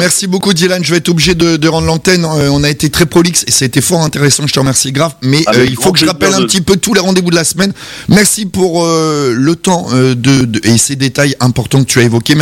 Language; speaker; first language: French; native; French